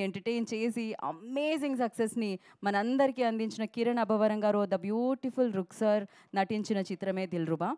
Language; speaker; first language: Telugu; native; Telugu